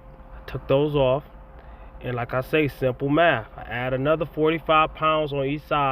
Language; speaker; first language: English; native; English